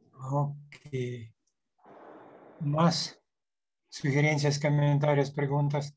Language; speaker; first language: Spanish; non-native, fluent; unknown